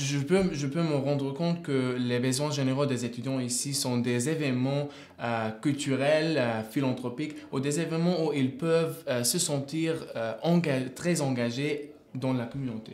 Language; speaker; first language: French; non-native, fluent; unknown